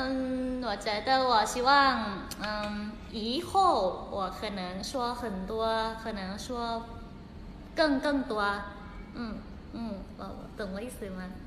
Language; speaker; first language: Chinese; non-native, learner; Thai